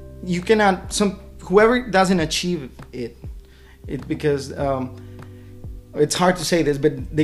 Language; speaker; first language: English; non-native, fluent; Spanish